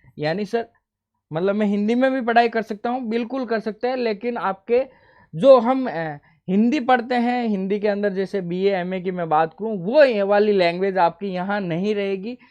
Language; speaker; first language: Hindi; native; Hindi